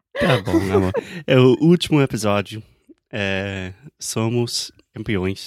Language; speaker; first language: Portuguese; non-native, fluent; English